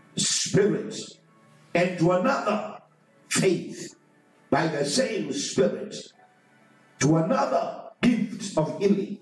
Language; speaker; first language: English; non-native, local second language; Swahili